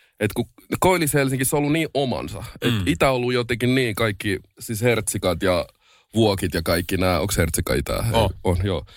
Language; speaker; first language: Finnish; early bilingual, other home language; Lingala